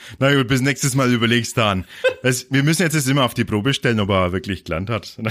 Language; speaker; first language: German; native; German